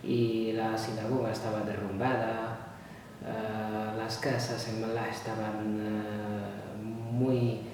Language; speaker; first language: Spanish; non-native, fluent; Arabic